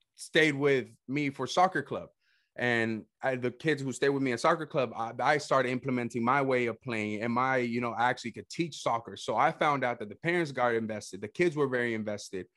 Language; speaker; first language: English; early bilingual, other home language; Spanish